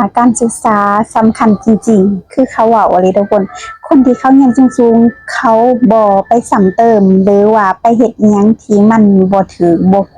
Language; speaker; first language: Thai; non-native, local second language; Northeastern Thai